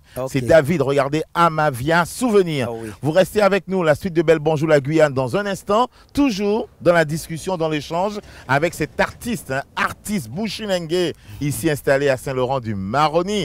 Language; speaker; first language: French; native; French